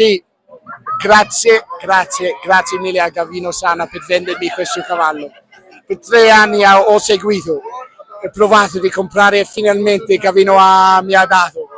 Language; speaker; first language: Italian; non-native, fluent; English